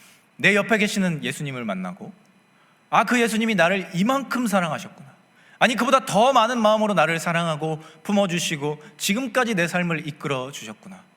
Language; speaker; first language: Korean; native; Korean